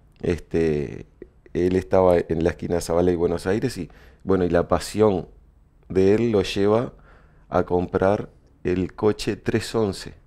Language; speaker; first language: Spanish; native; Spanish